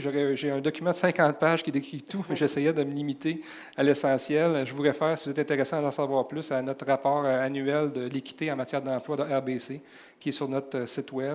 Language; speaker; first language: French; native; French